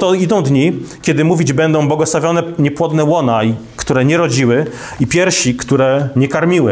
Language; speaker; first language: Polish; native; Polish